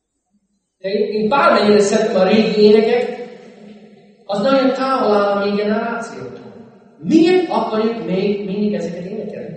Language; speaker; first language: Hungarian; non-native, fluent; English